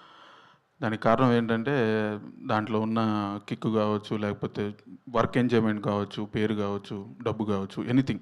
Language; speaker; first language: Telugu; native; Telugu